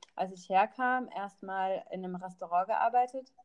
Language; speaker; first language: German; non-native, local second language; Thai